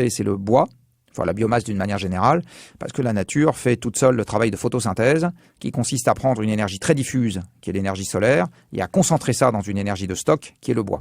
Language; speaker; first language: French; native; French